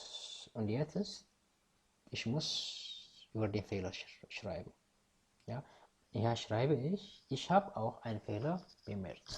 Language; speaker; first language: German; non-native, fluent; Tigrinya